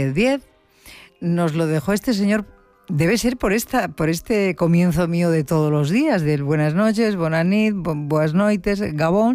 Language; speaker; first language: Spanish; native; Spanish